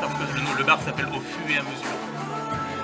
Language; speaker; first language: French; native; French